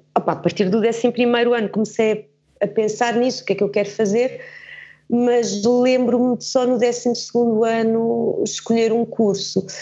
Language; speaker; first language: Portuguese; early bilingual, heritage; Portuguese